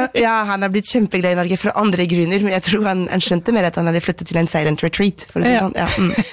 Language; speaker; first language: Norwegian; non-native, fluent; French